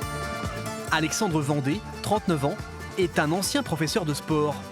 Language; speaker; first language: French; native; French